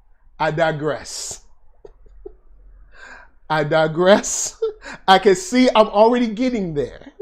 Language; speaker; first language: English; native; English